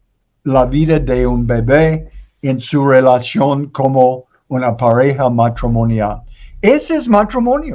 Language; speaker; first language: Spanish; non-native, learner; English